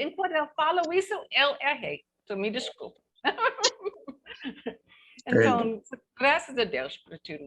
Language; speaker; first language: Portuguese; non-native, learner; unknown